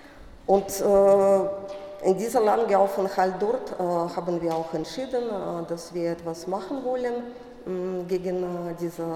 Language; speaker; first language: German; non-native, fluent; Russian